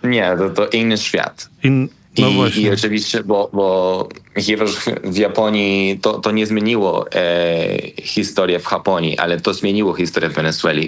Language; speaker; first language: Polish; non-native, learner; Spanish